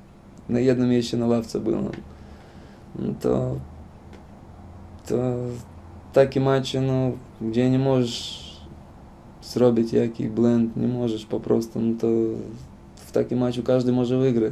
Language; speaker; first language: Polish; non-native, fluent; Lithuanian